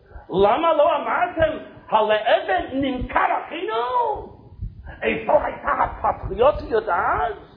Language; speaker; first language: Hebrew; non-native, fluent; English